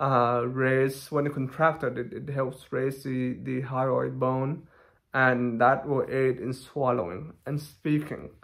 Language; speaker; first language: English; non-native, fluent; Thai